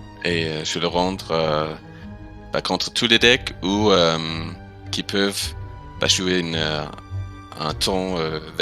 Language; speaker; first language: French; non-native, fluent; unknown